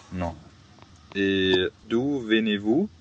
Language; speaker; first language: French; non-native, learner; German